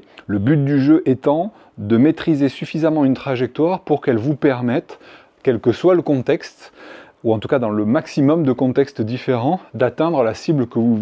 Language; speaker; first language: French; native; French